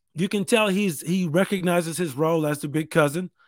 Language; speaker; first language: English; native; English